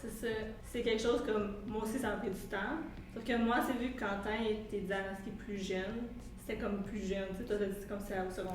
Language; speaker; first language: French; native; French